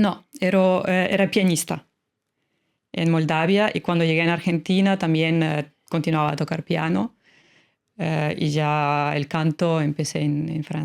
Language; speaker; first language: Spanish; non-native, fluent; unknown